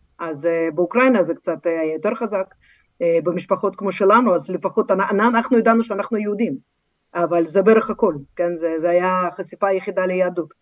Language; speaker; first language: Hebrew; non-native, fluent; Russian